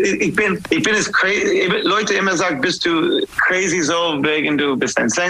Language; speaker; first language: German; non-native, learner; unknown